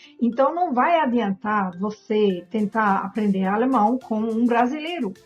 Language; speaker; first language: Portuguese; non-native, fluent; German